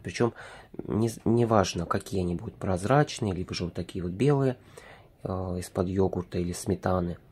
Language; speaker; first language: Russian; native; Russian